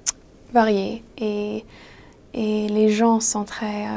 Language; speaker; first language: French; non-native, fluent; English